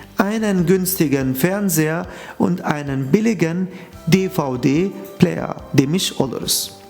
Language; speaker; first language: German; non-native, fluent; Turkish